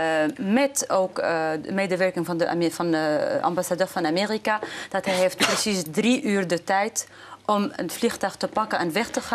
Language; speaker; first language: Dutch; non-native, fluent; Arabic